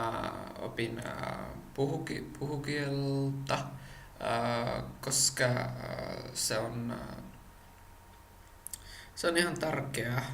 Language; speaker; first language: Finnish; non-native, learner; Czech